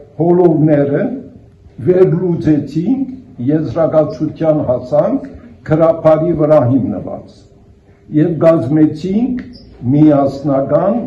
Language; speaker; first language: Armenian; early bilingual, heritage; Armenian